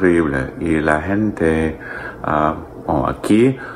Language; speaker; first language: Spanish; non-native, learner; English